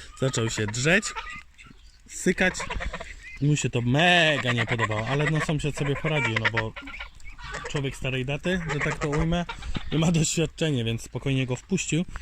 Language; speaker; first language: Polish; native; Polish